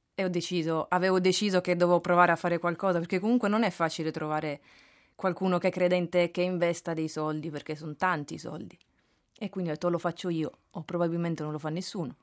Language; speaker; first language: Italian; native; Italian